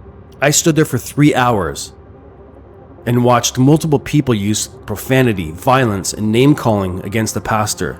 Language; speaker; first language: English; native; English